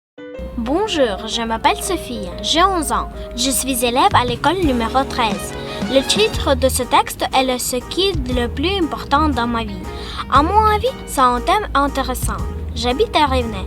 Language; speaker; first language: French; non-native, learner; Ukrainian